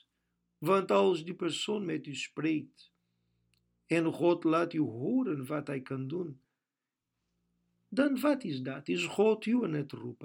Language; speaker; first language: Dutch; non-native, fluent; Portuguese